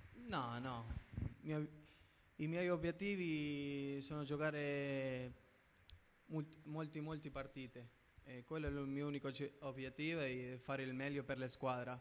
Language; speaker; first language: Italian; non-native, fluent; Spanish